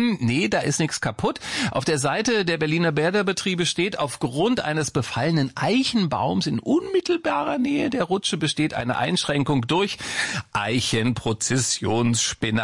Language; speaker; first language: German; native; German